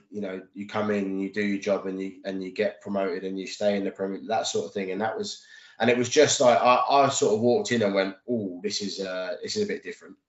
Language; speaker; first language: English; native; English